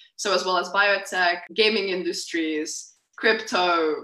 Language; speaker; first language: English; non-native, fluent; Lithuanian